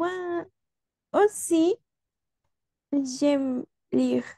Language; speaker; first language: French; non-native, learner; Spanish